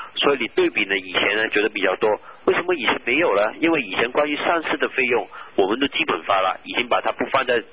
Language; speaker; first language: Chinese; native; Chinese